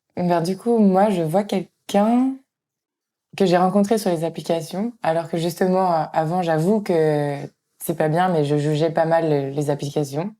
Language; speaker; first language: French; native; French